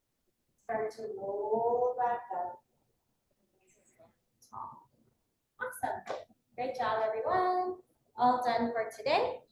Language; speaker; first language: English; native; English